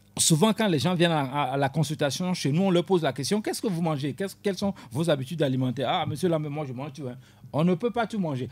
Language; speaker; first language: French; non-native, local second language; Ewe